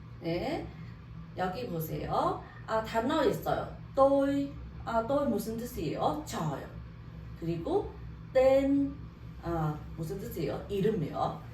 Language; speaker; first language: Korean; non-native, learner; Vietnamese